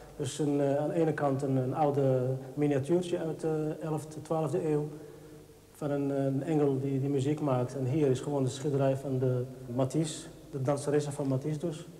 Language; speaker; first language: Dutch; non-native, fluent; Arabic